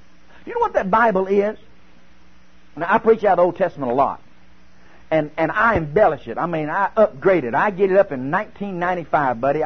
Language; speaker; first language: English; native; English